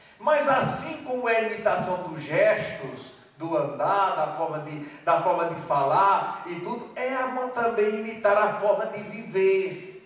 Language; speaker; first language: Portuguese; non-native, fluent; Malagasy